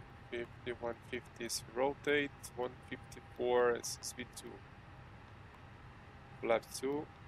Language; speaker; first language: English; non-native, learner; Portuguese